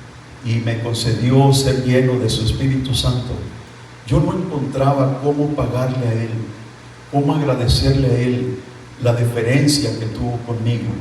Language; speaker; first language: Spanish; native; Spanish